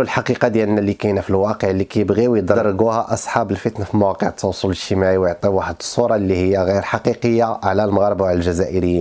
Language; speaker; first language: Arabic; native; Arabic